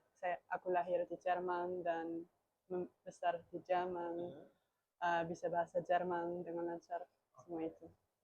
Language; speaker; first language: Indonesian; non-native, learner; German